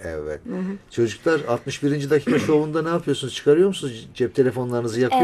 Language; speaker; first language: Turkish; native; Turkish